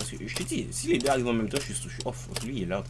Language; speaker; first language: French; native; French